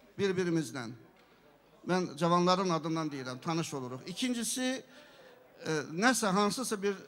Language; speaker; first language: Azerbaijani; non-native, local second language; Avaric